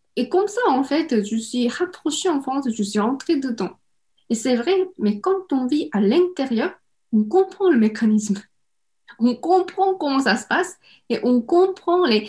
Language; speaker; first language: French; non-native, fluent; Korean